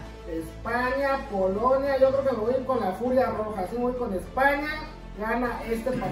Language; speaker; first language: Spanish; native; Spanish